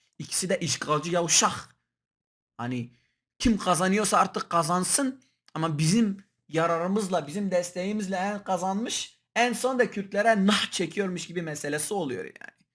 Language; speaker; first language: Turkish; non-native, local second language; Kurdish